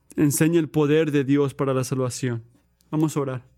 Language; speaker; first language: Spanish; native; Spanish